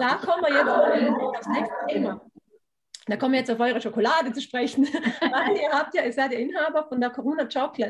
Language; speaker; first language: German; native; German